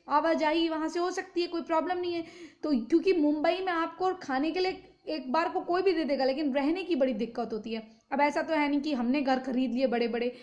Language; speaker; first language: Hindi; native; Hindi